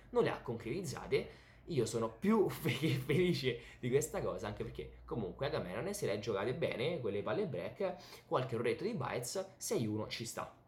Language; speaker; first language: Italian; native; Italian